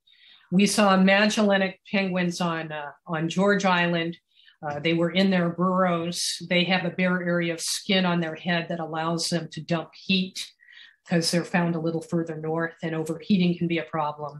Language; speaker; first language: English; native; English